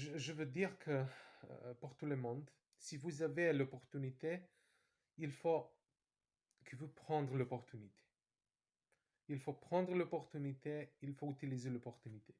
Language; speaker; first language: French; non-native, fluent; Serbian